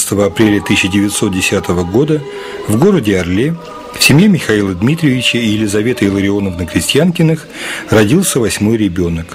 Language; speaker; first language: Russian; native; Russian